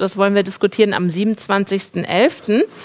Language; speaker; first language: German; native; German